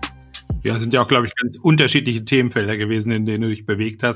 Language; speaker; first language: German; native; German